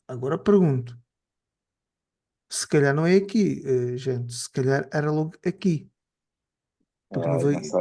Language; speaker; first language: Portuguese; native; Portuguese